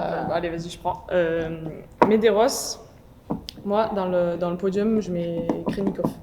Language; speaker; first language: French; native; French